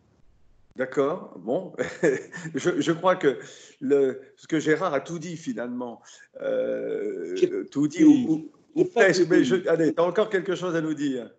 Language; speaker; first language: French; native; French